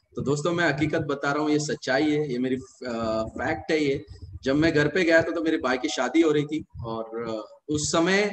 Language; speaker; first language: Hindi; non-native, local second language; Telugu